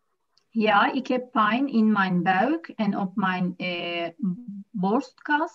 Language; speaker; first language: Dutch; non-native, learner; Turkish